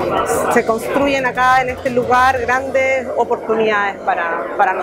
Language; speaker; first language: Spanish; early bilingual, heritage; Spanish